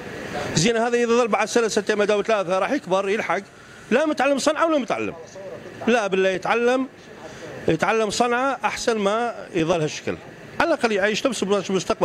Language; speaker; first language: Arabic; native; Arabic